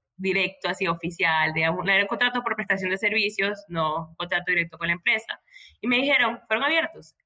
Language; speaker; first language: Spanish; native; Spanish